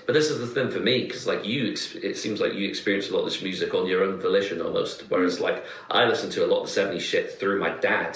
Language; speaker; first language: English; native; English